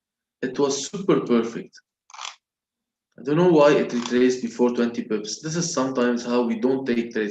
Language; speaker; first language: English; non-native, local second language; Arabic